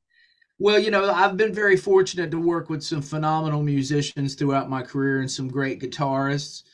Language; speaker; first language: English; native; English